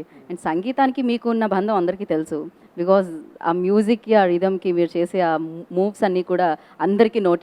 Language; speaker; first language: Telugu; native; Telugu